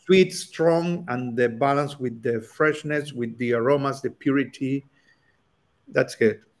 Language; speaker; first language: English; non-native, learner; Spanish